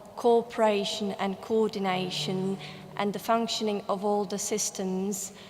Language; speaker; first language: English; non-native, fluent; Czech